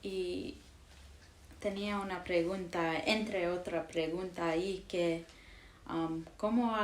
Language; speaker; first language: Spanish; early bilingual, heritage; English